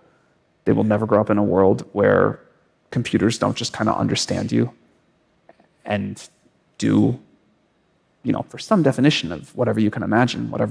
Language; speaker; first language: English; native; English